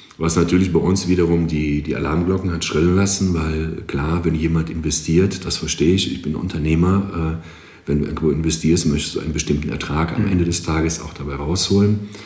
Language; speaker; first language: German; non-native, fluent; Greek